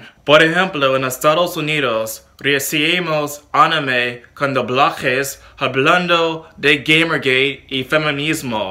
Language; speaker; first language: Spanish; non-native, learner; English